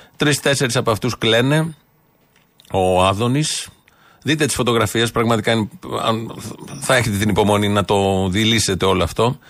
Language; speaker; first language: Greek; native; Greek